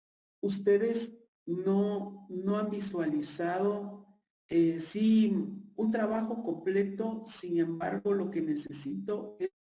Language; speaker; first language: Spanish; native; Spanish